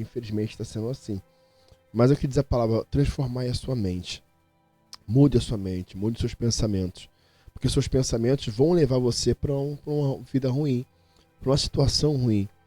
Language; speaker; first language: Portuguese; native; Portuguese